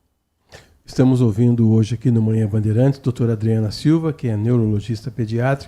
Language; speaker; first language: Portuguese; native; Portuguese